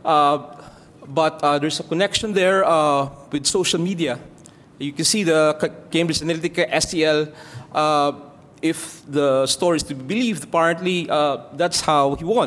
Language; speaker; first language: English; non-native, local second language; Filipino